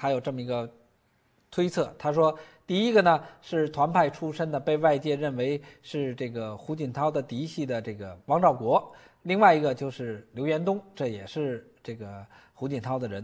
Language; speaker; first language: Chinese; native; Chinese